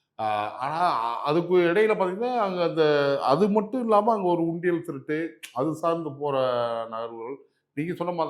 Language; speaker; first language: Tamil; native; Tamil